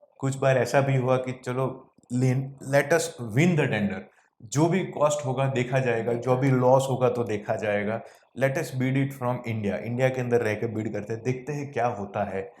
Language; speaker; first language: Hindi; non-native, local second language; Gujarati